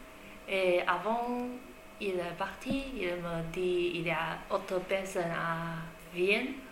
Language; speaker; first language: French; non-native, learner; Chinese